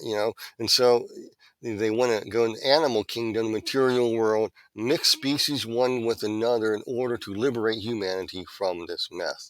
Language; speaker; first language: English; native; English